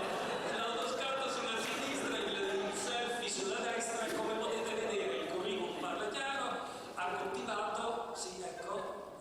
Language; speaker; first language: Italian; native; Italian